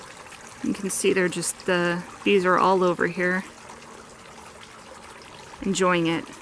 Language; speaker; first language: English; native; English